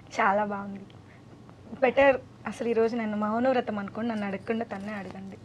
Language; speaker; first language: Telugu; native; Telugu